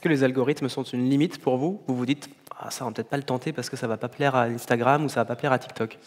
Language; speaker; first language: French; native; French